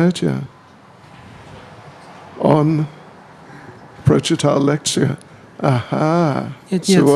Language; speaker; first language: Russian; non-native, learner; English